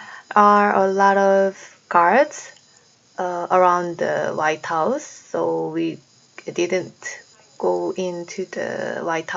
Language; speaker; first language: English; non-native, learner; Korean